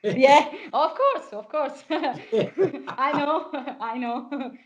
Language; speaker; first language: English; non-native, fluent; Italian